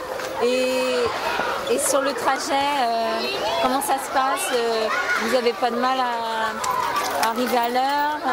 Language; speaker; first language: French; native; French